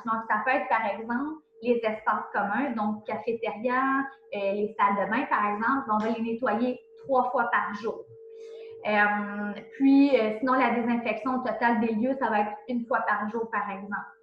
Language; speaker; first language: French; native; French